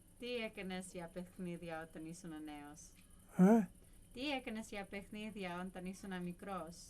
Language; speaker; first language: Greek; early bilingual, heritage; English